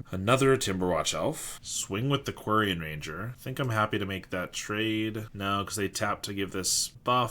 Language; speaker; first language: English; native; English